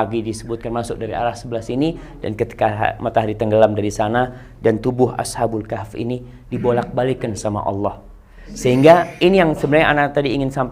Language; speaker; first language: Indonesian; native; Indonesian